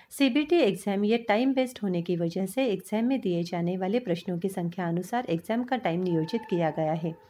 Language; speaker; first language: Hindi; non-native, local second language; Marathi